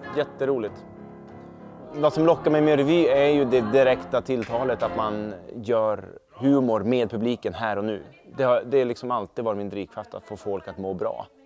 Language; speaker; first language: Swedish; native; Swedish